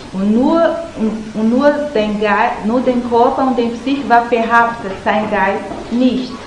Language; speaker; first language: German; non-native, learner; Portuguese